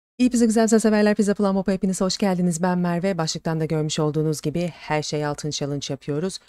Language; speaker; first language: Turkish; native; Turkish